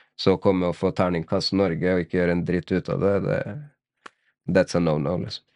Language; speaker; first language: Norwegian; early bilingual, other home language; Arabic